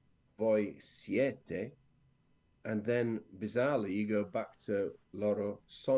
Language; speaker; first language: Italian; non-native, learner; English